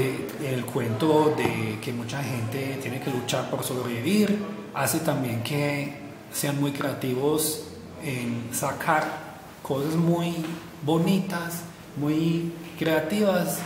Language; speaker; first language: Spanish; non-native, fluent; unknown